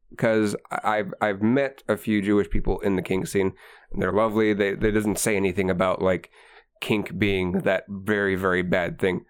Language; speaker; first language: English; native; English